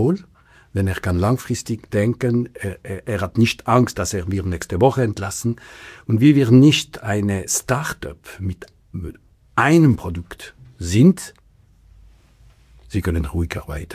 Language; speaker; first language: German; non-native, local second language; French